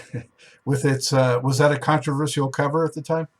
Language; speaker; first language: English; native; English